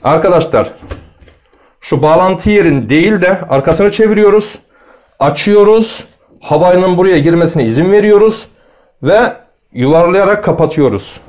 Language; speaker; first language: Turkish; native; Turkish